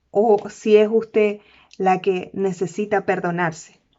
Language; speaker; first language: Spanish; native; Spanish